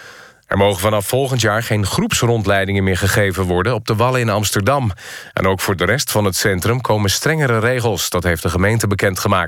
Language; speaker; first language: Dutch; native; Dutch